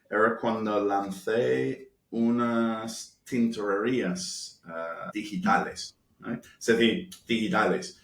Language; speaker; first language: Spanish; non-native, fluent; English